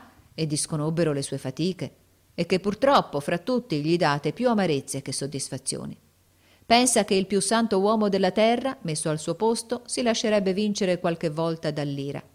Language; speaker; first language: Italian; native; Italian